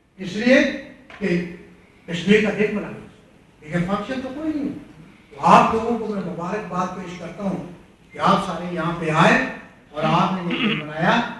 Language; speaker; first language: Urdu; non-native, local second language; Pahari-Potwari